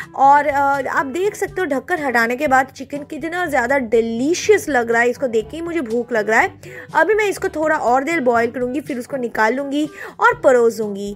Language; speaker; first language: Hindi; non-native, local second language; Bangla